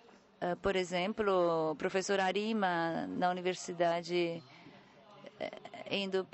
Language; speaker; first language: Portuguese; non-native, learner; Japanese